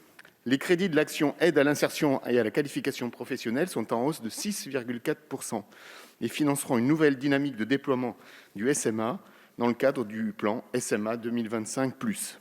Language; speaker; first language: French; native; French